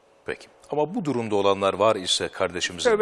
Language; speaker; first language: Turkish; native; Turkish